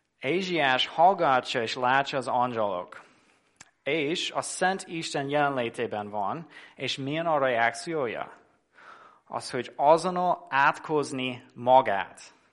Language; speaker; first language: Hungarian; non-native, fluent; English